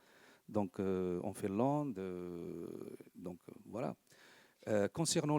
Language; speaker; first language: French; non-native, local second language; Arabic